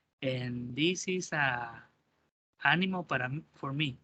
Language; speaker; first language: English; non-native, learner; Spanish